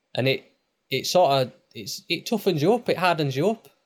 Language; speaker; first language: English; native; English